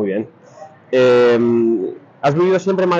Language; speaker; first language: Spanish; native; Spanish